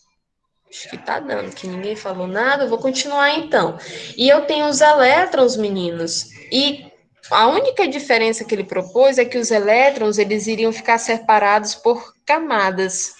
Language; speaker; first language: Portuguese; native; Portuguese